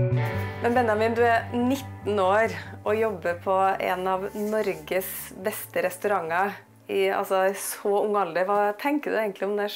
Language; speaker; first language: Norwegian; native; Norwegian